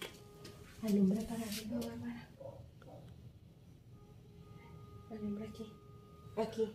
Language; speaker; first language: Spanish; native; Spanish